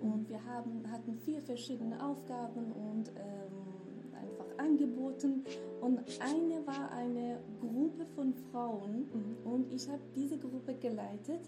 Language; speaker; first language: German; non-native, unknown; Kurdish